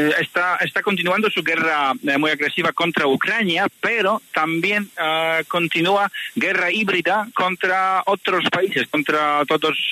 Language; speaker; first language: Spanish; non-native, fluent; Polish